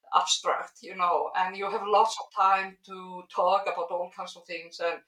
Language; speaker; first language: English; non-native, fluent; Icelandic